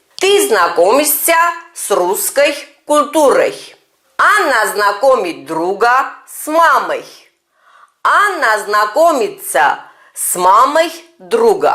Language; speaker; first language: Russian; non-native, fluent; Turkish